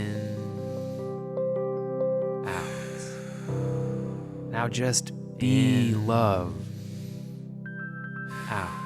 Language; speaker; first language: English; native; English